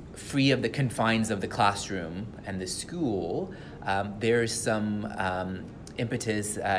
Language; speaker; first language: English; non-native, local second language; Tamil